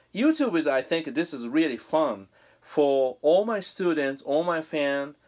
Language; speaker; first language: English; non-native, fluent; Japanese